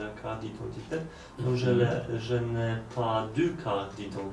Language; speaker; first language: French; non-native, learner; Polish